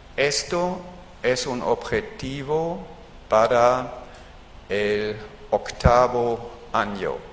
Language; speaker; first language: Spanish; non-native, fluent; German